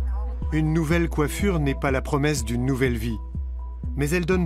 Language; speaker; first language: French; native; French